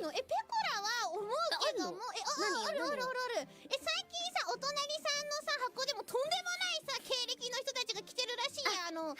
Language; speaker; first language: Japanese; native; Japanese